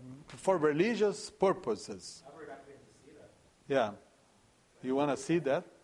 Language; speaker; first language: English; non-native, fluent; Portuguese